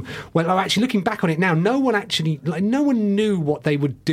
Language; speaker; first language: English; native; English